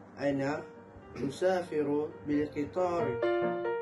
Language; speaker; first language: Arabic; non-native, fluent; Malay